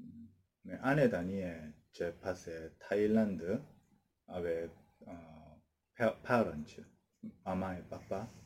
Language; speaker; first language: French; non-native, learner; Korean